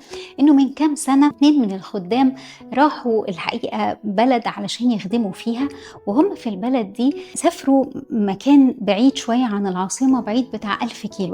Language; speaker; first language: Arabic; native; Arabic